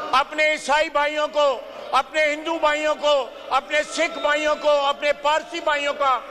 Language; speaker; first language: Urdu; native; Urdu